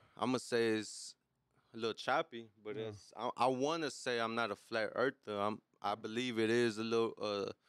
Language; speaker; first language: English; native; English